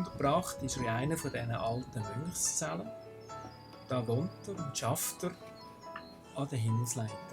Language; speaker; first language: German; native; German